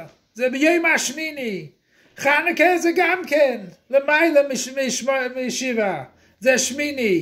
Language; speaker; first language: Hebrew; non-native, fluent; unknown